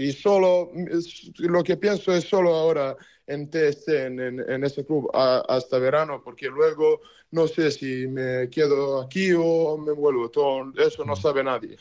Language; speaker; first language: Spanish; non-native, learner; Serbian